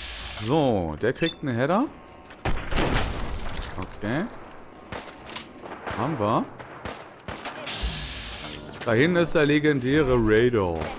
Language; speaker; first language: German; native; German